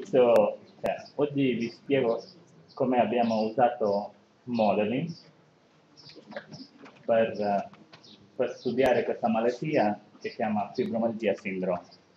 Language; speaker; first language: Italian; non-native, learner; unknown